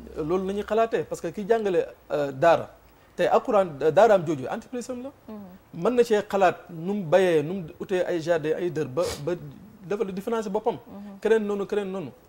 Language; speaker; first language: Wolof; native; Wolof